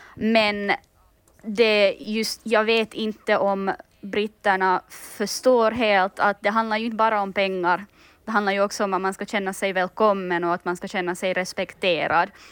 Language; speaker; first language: Swedish; native; Swedish